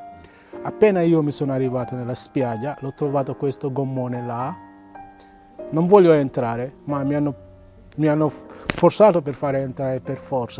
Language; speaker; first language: Italian; non-native, learner; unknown